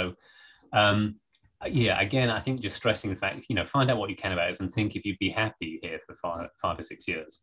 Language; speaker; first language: English; native; English